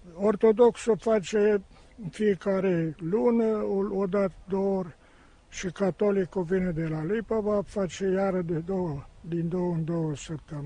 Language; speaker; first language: Romanian; non-native, local second language; German